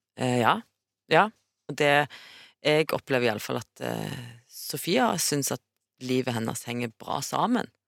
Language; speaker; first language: Norwegian; native; Norwegian